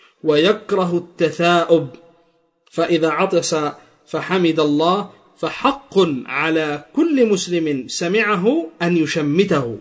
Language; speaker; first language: Arabic; native; Arabic